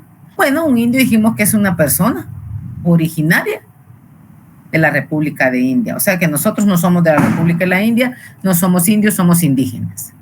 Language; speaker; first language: Spanish; native; Spanish